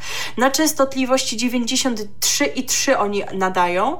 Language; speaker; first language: Polish; native; Polish